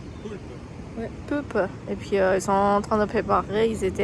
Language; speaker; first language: French; non-native, learner; Chinese